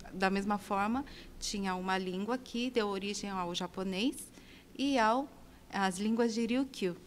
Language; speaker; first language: Portuguese; native; Portuguese